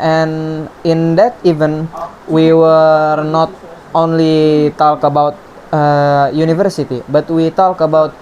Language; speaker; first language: English; non-native, learner; Indonesian